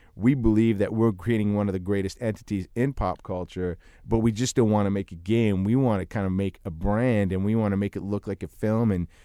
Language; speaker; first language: English; early bilingual, other home language; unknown